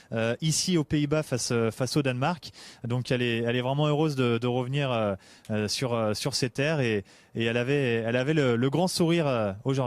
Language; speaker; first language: French; native; French